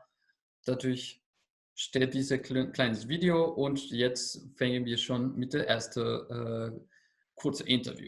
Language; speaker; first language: German; non-native, learner; Spanish